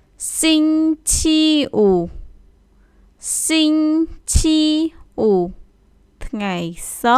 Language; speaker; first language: Chinese; non-native, fluent; Khmer